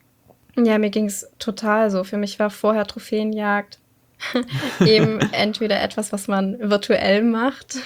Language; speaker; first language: German; native; German